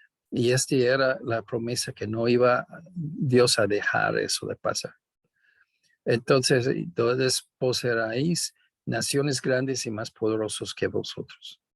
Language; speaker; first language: Spanish; non-native, fluent; English